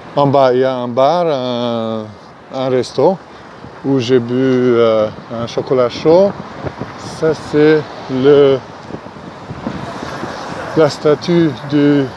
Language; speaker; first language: French; non-native, fluent; Hungarian